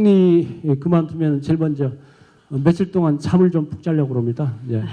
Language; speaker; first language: Korean; native; Korean